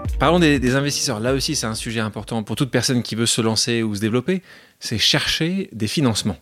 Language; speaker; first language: French; native; French